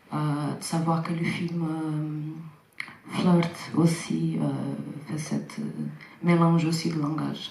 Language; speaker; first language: French; non-native, fluent; Portuguese